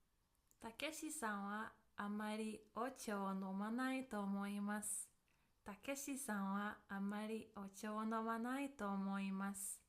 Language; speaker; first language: Japanese; non-native, fluent; English